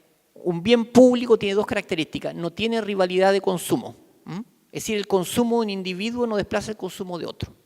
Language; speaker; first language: Spanish; native; Spanish